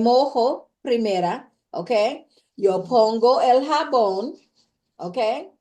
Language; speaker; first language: Spanish; non-native, fluent; English